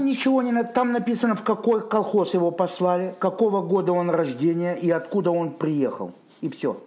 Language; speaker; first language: Russian; native; Russian